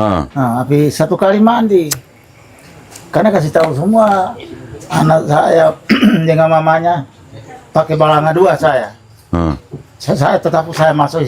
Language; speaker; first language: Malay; non-native, local second language; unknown